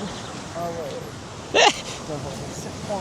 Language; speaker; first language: French; native; French